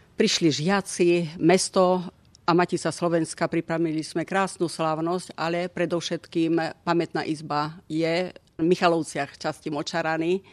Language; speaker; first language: Slovak; native; Slovak